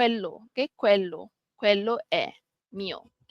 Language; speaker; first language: Italian; non-native, learner; Malay